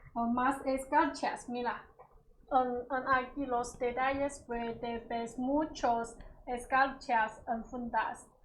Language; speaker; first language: Spanish; non-native, learner; Chinese